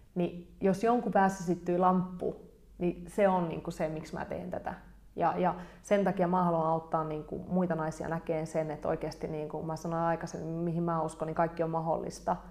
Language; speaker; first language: Finnish; native; Finnish